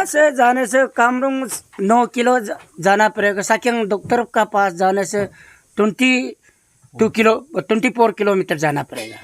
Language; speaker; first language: Hindi; non-native, local second language; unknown